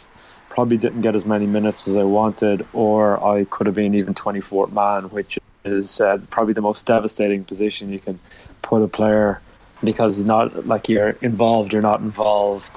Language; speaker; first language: English; native; English